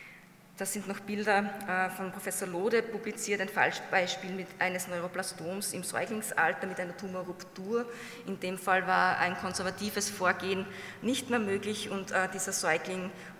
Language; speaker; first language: German; native; German